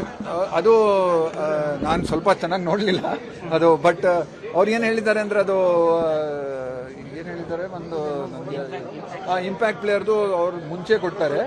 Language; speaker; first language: Kannada; non-native, local second language; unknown